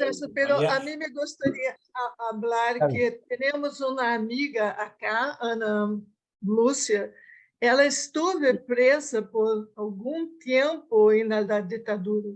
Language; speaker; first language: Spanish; non-native, learner; Portuguese